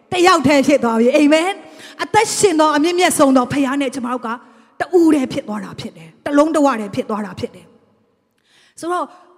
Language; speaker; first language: Burmese; non-native, local second language; Tedim Chin